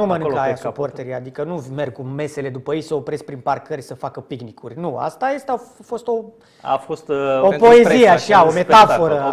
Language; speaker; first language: Romanian; native; Romanian